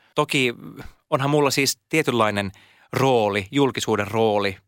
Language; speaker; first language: Finnish; non-native, local second language; Swedish